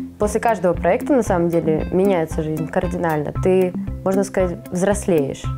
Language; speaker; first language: Russian; native; Russian